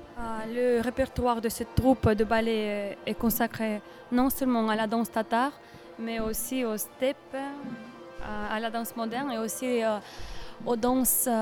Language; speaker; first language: French; non-native, learner; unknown